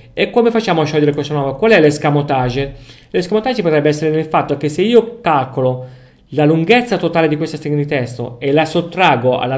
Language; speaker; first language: Italian; native; Italian